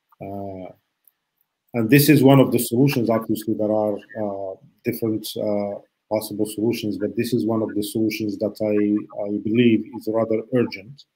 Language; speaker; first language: English; non-native, fluent; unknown